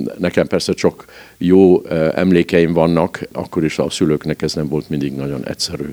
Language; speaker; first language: Hungarian; early bilingual, heritage; Hungarian